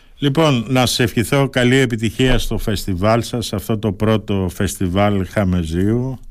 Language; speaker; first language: Greek; native; Greek